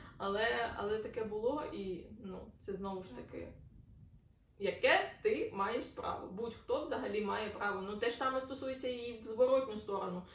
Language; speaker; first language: Ukrainian; non-native, local second language; Russian